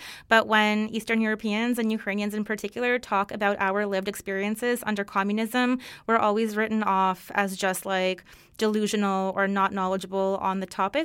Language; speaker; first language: English; non-native, fluent; Russian